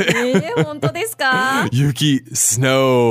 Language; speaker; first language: Japanese; non-native, fluent; English